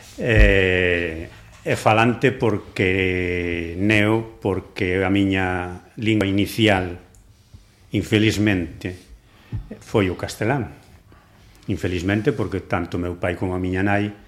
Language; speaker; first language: Galician; non-native, local second language; Spanish